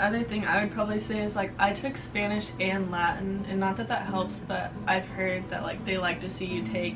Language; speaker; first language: English; native; English